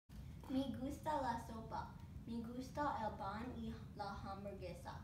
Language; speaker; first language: Spanish; non-native, learner; English